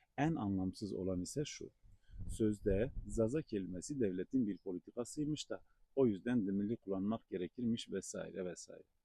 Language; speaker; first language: Turkish; non-native, local second language; Zaza